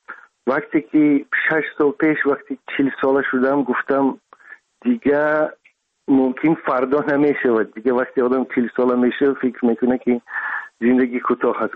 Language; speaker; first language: Persian; non-native, local second language; Russian